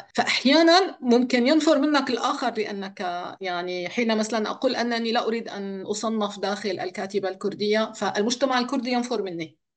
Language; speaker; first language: Arabic; non-native, local second language; Kurdish